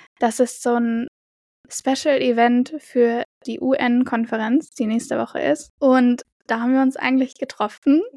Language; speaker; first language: German; native; German